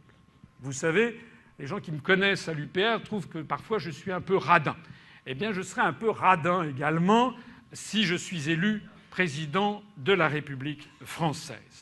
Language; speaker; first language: French; native; French